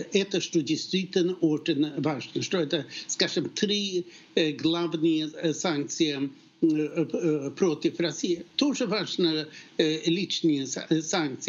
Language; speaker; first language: Russian; non-native, fluent; Swedish